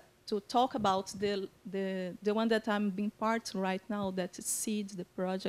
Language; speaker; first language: English; non-native, fluent; Portuguese